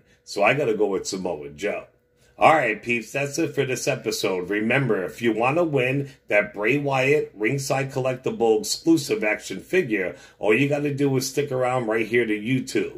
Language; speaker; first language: English; native; English